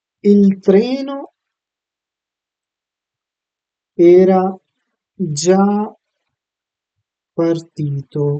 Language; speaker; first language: Italian; non-native, fluent; Urdu